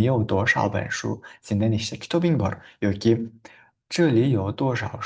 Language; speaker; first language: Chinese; non-native, fluent; Uzbek